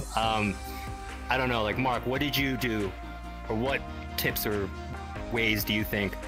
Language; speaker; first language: English; native; English